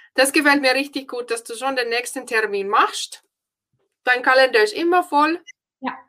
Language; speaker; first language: German; non-native, fluent; Finnish